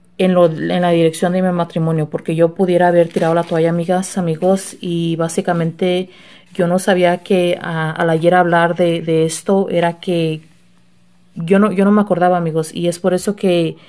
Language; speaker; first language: Spanish; early bilingual, heritage; Spanish